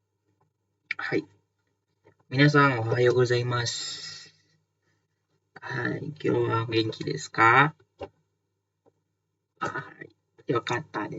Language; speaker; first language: Japanese; non-native, learner; Indonesian